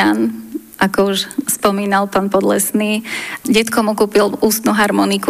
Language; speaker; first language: Slovak; non-native, local second language; Rusyn